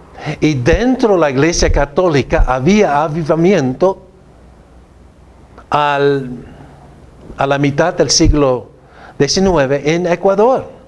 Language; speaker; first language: Spanish; non-native, fluent; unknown